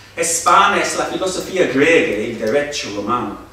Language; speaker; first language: Spanish; non-native, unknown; English